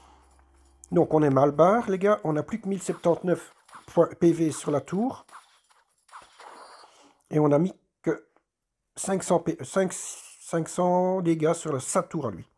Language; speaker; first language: French; native; French